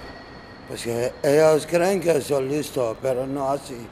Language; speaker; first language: Spanish; non-native, learner; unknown